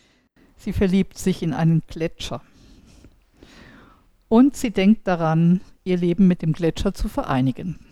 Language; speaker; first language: German; native; German